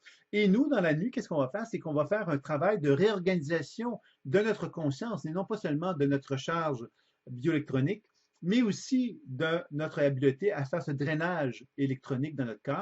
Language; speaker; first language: French; native; French